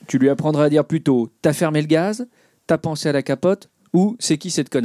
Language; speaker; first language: French; native; French